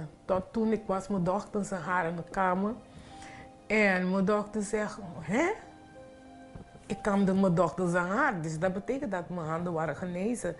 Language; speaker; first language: Dutch; non-native, local second language; Papiamento